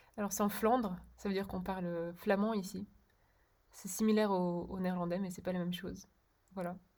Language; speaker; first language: French; early bilingual, other home language; Czech